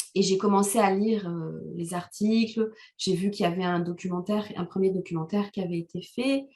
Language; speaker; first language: French; non-native, local second language; Kinyarwanda